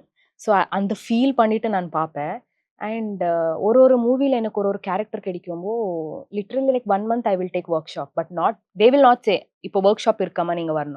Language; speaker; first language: Tamil; non-native, local second language; Kannada